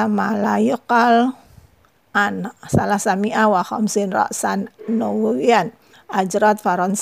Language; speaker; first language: Arabic; non-native, fluent; Indonesian